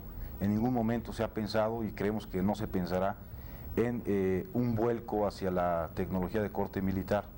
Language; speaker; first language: Spanish; native; Spanish